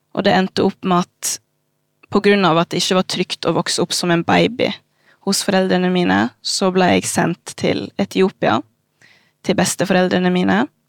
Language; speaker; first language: Norwegian; early bilingual, other home language; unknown